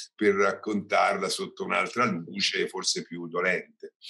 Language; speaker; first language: Italian; native; Italian